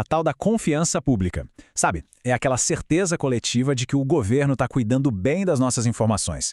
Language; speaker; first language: Portuguese; native; Portuguese